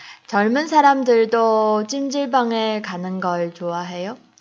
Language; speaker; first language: Korean; non-native, fluent; Chinese